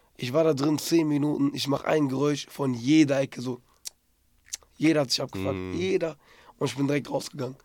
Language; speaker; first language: German; early bilingual, other home language; Turkish